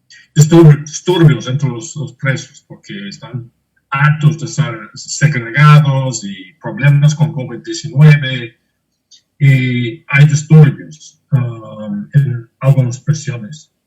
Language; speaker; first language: Spanish; non-native, fluent; English